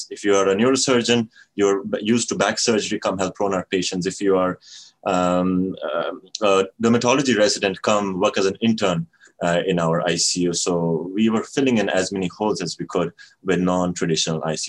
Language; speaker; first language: English; non-native, local second language; Bangla